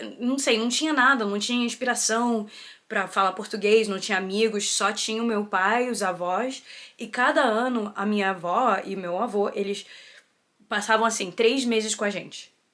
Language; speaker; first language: Portuguese; early bilingual, heritage; Portuguese